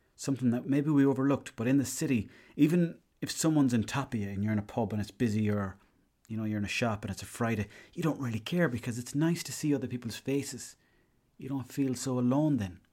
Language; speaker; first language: English; native; English